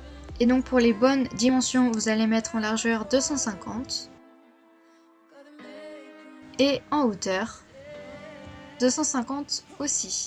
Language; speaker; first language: French; native; French